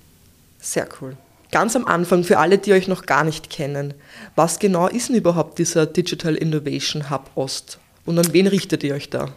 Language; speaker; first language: German; native; German